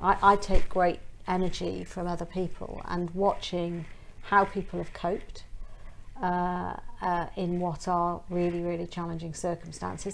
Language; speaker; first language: English; native; English